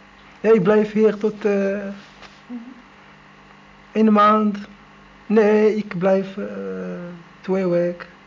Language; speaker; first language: Dutch; non-native, learner; Arabic